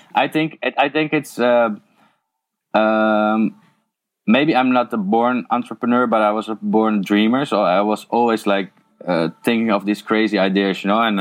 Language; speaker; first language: English; non-native, fluent; Dutch